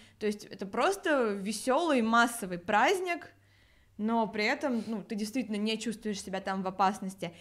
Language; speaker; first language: Russian; native; Russian